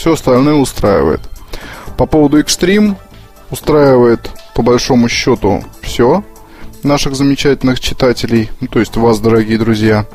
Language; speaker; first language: Russian; native; Russian